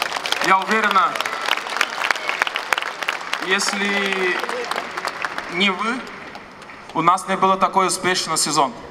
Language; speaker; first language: Russian; non-native, learner; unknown